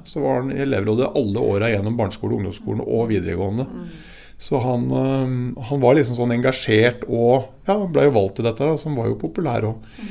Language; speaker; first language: Norwegian; native; Norwegian